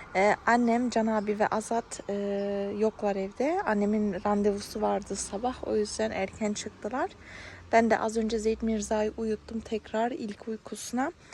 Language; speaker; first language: Turkish; early bilingual, heritage; Turkish